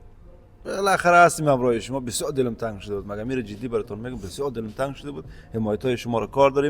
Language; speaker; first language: Persian; native; Persian